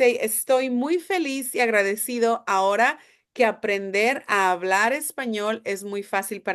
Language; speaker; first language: Spanish; non-native, fluent; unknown